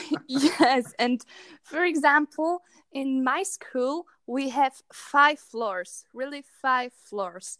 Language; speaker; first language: English; non-native, learner; Czech